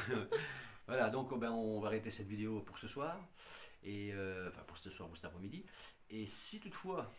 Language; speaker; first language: French; native; French